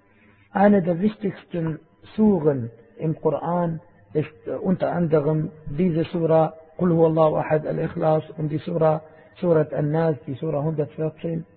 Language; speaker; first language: German; non-native, fluent; Arabic